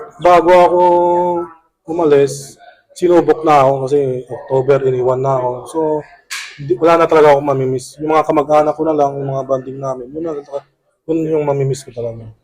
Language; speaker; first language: Filipino; native; Filipino